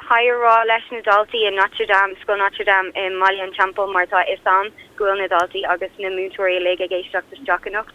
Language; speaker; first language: Irish; non-native, local second language; English